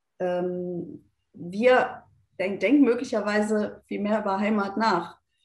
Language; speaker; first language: German; early bilingual, other home language; Turkish